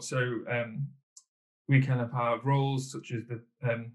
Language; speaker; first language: English; native; English